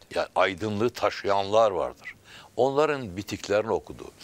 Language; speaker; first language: Turkish; native; Turkish